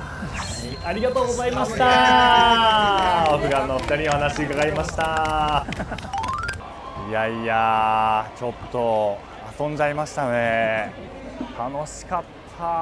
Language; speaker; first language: Japanese; native; Japanese